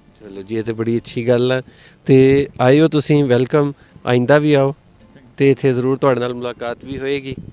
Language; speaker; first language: Punjabi; native; Punjabi